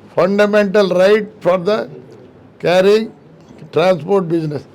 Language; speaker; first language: English; non-native, local second language; Telugu